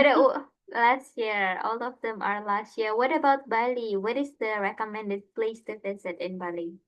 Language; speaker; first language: English; non-native, fluent; Indonesian